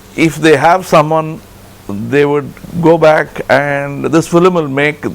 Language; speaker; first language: English; non-native, local second language; Tamil